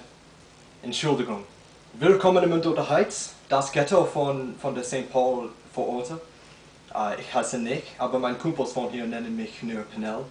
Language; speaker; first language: German; non-native, learner; English